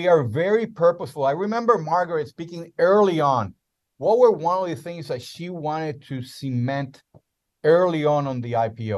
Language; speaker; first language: English; non-native, fluent; Spanish